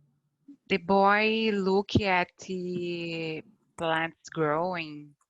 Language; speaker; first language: English; non-native, learner; Portuguese